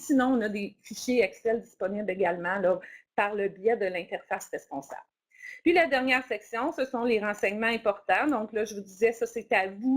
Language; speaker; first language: French; native; French